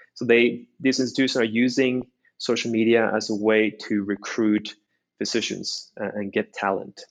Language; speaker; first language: English; non-native, fluent; Norwegian